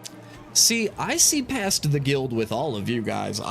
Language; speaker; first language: English; native; English